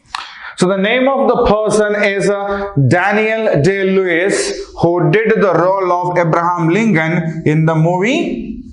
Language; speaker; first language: English; non-native, local second language; Telugu